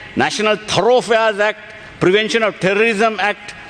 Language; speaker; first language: English; non-native, local second language; Sinhala